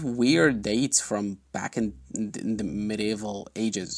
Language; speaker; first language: English; non-native, fluent; Arabic